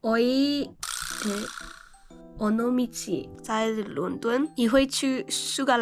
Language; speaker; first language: Chinese; non-native, learner; English